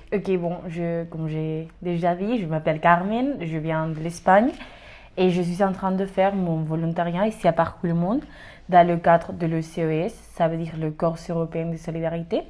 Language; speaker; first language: French; non-native, learner; Spanish